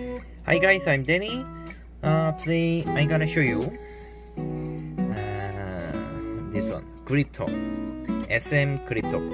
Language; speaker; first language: English; non-native, learner; Korean